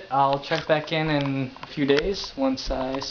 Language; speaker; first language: English; native; English